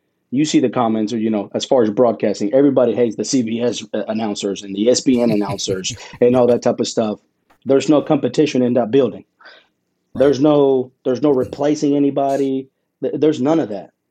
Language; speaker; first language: English; early bilingual, other home language; Spanish